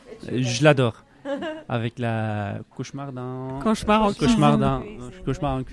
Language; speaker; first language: French; non-native, learner; Arabic